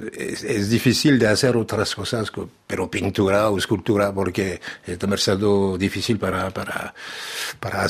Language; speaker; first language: Spanish; non-native, learner; French